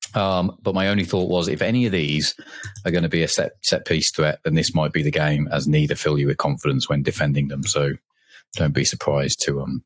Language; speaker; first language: English; native; English